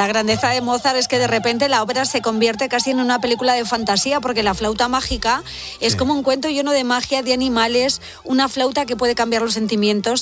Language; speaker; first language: Spanish; native; Spanish